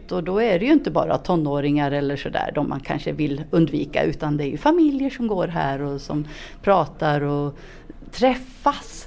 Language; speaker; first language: Swedish; native; Swedish